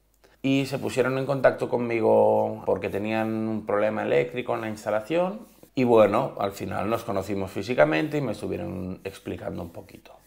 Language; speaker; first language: Spanish; native; Spanish